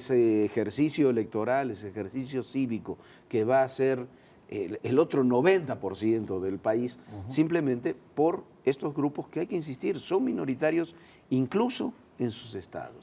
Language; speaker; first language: Spanish; native; Spanish